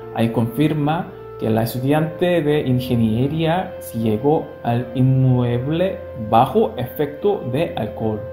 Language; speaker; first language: Spanish; non-native, fluent; Korean